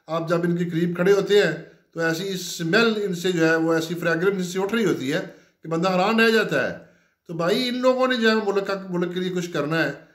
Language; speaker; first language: Urdu; non-native, local second language; Punjabi